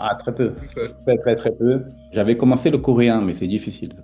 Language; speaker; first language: French; non-native, fluent; Portuguese